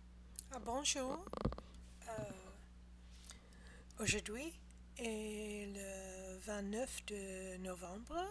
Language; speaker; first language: French; non-native, learner; English